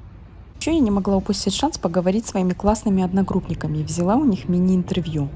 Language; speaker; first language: Russian; native; Russian